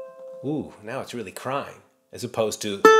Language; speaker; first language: English; native; English